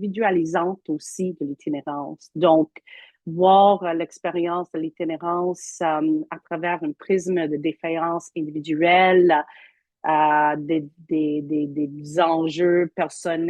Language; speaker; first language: French; native; French